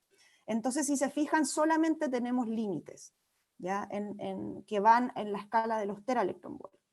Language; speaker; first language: Spanish; native; Spanish